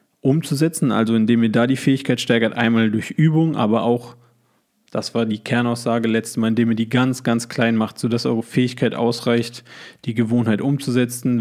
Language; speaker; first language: German; native; German